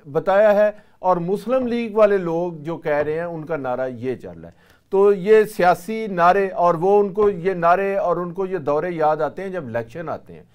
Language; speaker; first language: Urdu; native; Urdu